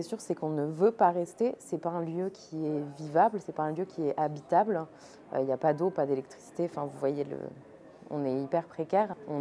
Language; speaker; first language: French; native; French